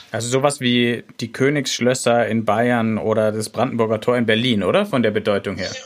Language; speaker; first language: German; native; German